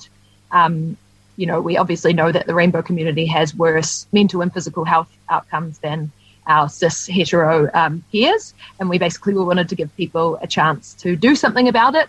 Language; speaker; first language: English; native; English